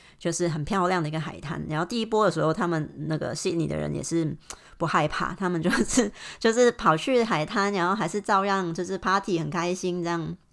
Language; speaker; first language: Chinese; non-native, fluent; Cantonese